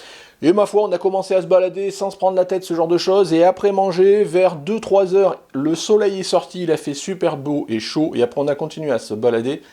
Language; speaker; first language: French; native; French